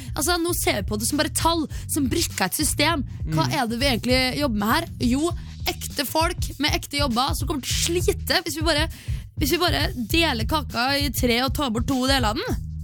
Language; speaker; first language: Norwegian; native; Norwegian